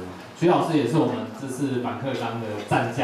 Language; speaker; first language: Chinese; native; Chinese